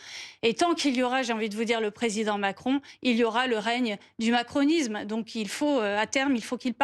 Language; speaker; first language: French; native; French